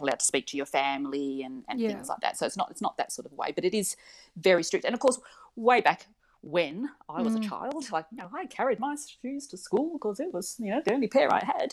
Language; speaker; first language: English; native; English